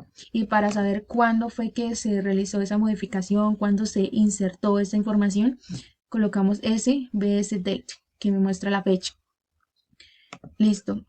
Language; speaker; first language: Spanish; native; Spanish